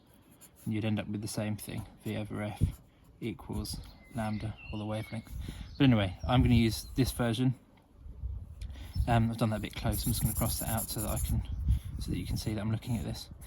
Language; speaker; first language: English; native; English